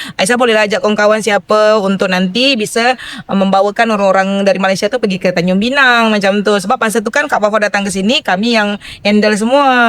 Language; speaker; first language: Malay; native; Malay